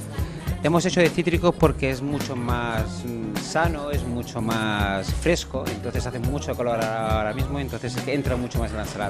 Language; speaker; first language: Spanish; native; Spanish